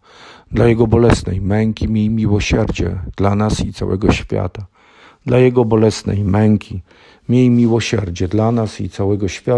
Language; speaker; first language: Polish; native; Polish